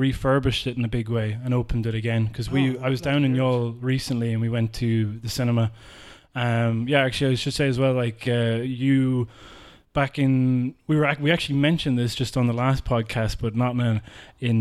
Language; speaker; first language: English; native; English